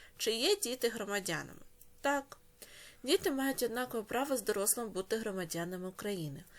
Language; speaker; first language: Ukrainian; native; Ukrainian